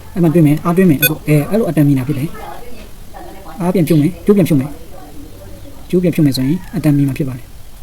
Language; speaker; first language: Burmese; non-native, local second language; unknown